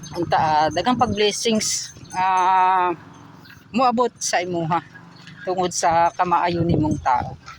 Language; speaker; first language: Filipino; native; Filipino